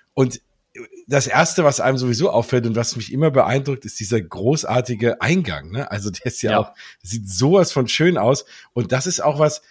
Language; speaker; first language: German; native; German